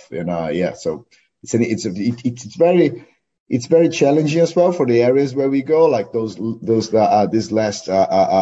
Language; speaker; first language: English; non-native, fluent; Portuguese